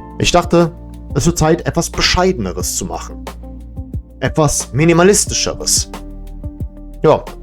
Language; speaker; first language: German; early bilingual, other home language; Serbian